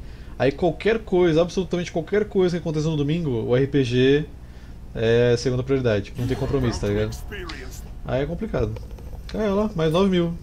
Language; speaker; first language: Portuguese; native; Portuguese